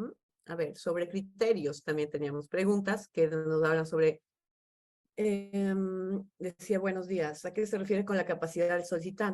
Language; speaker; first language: Spanish; native; Spanish